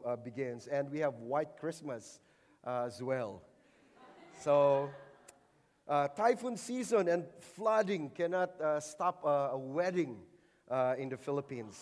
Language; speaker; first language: English; non-native, local second language; Filipino